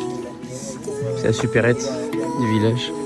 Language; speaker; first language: French; native; French